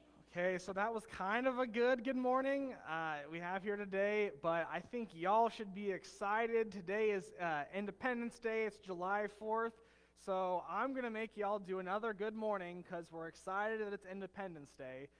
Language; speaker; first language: English; native; English